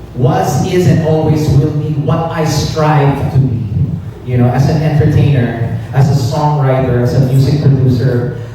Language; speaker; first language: English; native; English